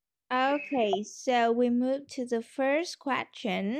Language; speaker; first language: English; non-native, learner; Vietnamese